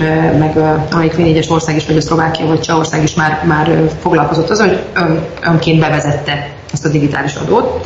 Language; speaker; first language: Hungarian; native; Hungarian